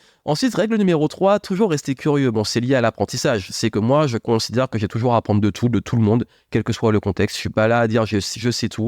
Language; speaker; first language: French; native; French